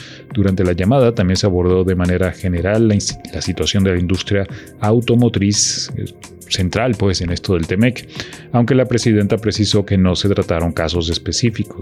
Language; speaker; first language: Spanish; native; Spanish